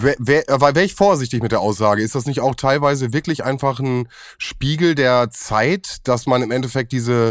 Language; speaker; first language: German; native; German